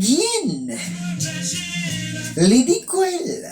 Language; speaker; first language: Spanish; non-native, local second language; Haitian Creole